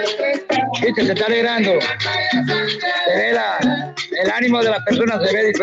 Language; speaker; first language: Spanish; native; Spanish